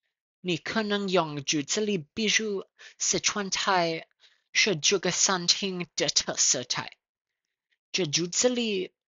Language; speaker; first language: Chinese; non-native, learner; English